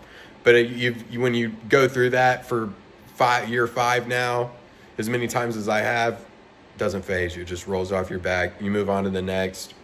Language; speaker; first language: English; native; English